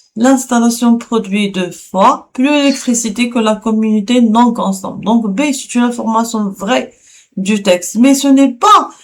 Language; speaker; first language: French; non-native, local second language; Arabic